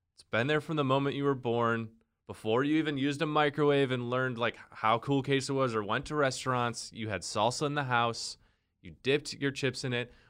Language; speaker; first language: English; native; English